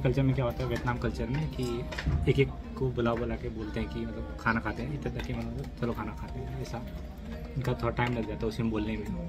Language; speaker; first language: Japanese; non-native, learner; Hindi